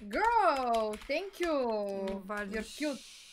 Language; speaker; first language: English; non-native, fluent; Bulgarian